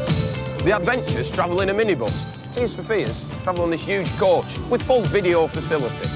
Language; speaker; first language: English; native; English